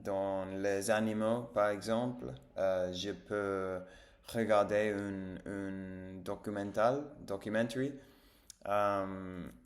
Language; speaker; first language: French; non-native, learner; English